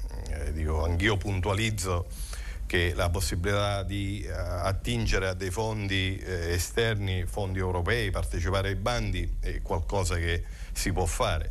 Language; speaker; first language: Italian; native; Italian